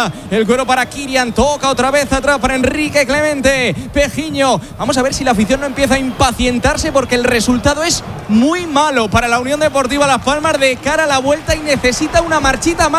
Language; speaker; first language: Spanish; native; Spanish